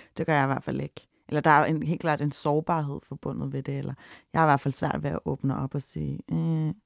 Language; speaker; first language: Danish; early bilingual, other home language; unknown